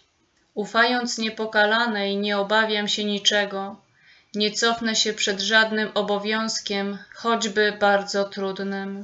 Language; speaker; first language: Polish; native; Polish